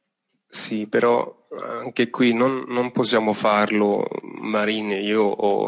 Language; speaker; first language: Italian; non-native, fluent; German